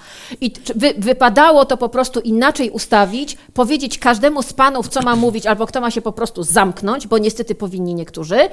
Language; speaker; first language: Polish; native; Polish